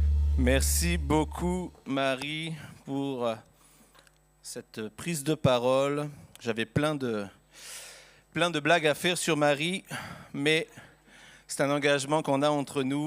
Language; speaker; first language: French; native; French